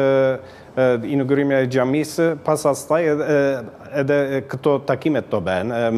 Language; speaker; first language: Albanian; early bilingual, heritage; Albanian